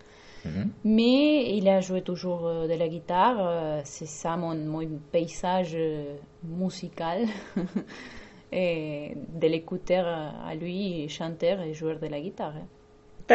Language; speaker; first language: French; non-native, fluent; Spanish